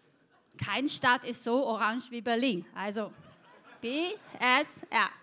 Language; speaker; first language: German; non-native, fluent; Chinese